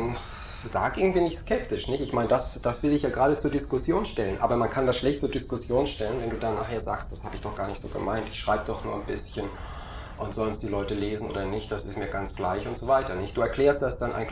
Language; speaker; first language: German; native; German